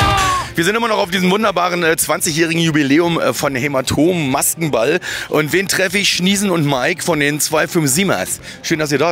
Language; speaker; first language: German; native; German